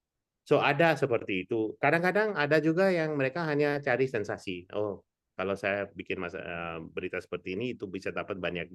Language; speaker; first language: Indonesian; non-native, fluent; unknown